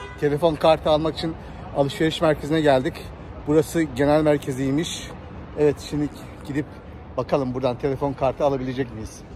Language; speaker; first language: Turkish; early bilingual, heritage; Turkish